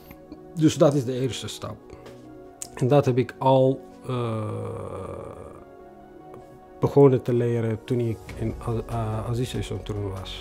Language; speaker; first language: Dutch; non-native, fluent; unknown